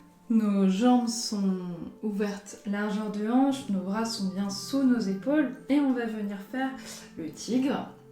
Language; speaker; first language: French; native; French